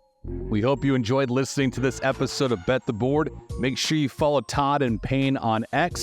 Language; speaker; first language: English; native; English